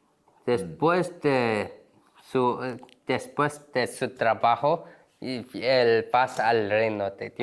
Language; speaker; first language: Spanish; non-native, learner; Korean